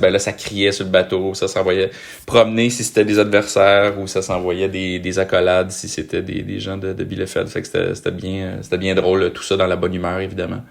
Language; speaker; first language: French; native; French